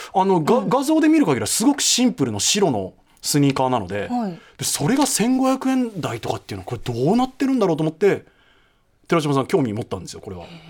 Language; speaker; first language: Japanese; native; Japanese